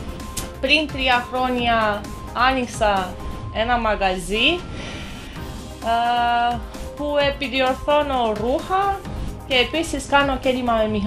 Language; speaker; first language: Greek; non-native, fluent; Romanian